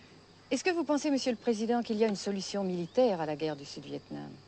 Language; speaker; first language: French; native; French